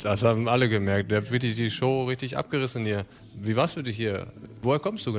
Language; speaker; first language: German; native; German